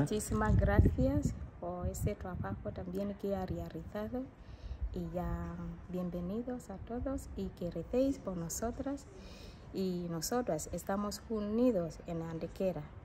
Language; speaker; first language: Spanish; non-native, learner; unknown